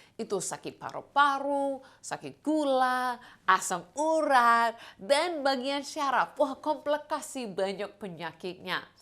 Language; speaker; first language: Indonesian; non-native, fluent; English